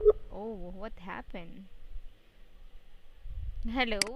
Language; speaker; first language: English; non-native, fluent; Filipino